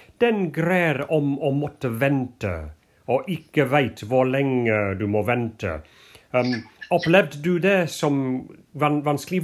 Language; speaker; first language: Norwegian; non-native, fluent; English